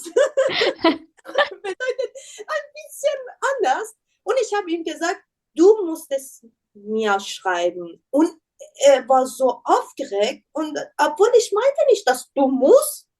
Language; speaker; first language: German; non-native, learner; Persian